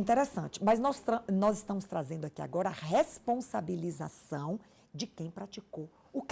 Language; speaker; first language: Portuguese; native; Portuguese